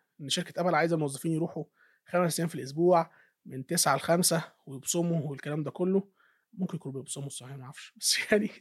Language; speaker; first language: Arabic; native; Arabic